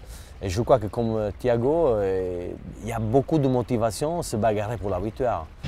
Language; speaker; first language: French; non-native, fluent; Italian